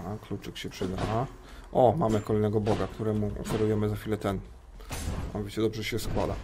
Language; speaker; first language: Polish; native; Polish